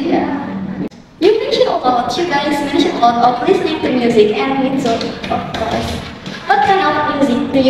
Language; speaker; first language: English; non-native, learner; Indonesian